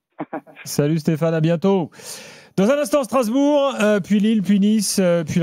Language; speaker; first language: French; native; French